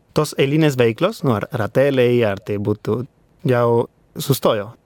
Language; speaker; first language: Lithuanian; non-native, fluent; Spanish